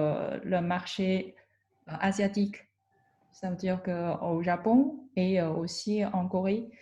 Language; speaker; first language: French; non-native, fluent; Chinese